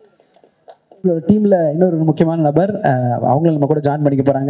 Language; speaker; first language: Tamil; native; Tamil